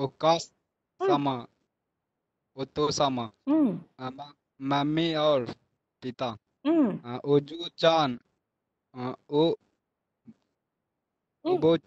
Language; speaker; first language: Japanese; non-native, learner; Hindi